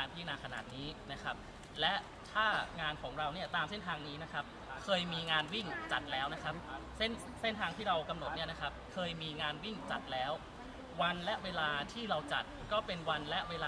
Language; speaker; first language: Thai; native; Thai